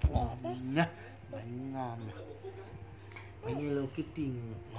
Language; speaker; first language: Vietnamese; native; Vietnamese